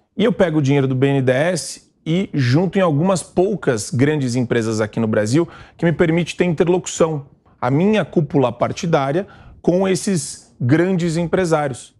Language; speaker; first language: Portuguese; native; Portuguese